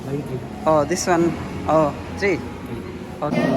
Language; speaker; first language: English; non-native, learner; Urdu